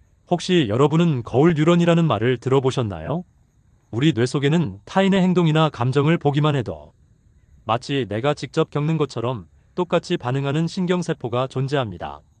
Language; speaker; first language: Korean; native; Korean